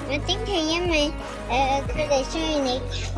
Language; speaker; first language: Cantonese; early bilingual, heritage; English